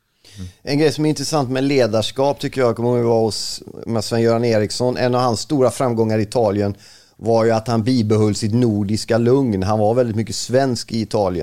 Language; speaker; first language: Swedish; native; Swedish